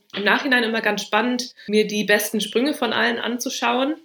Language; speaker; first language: German; native; German